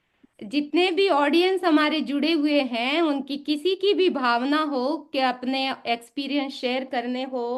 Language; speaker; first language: Hindi; native; Hindi